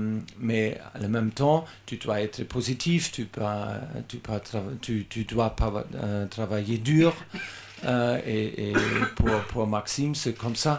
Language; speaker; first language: French; non-native, learner; German